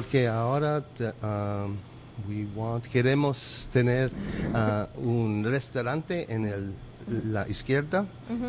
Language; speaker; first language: Spanish; non-native, learner; English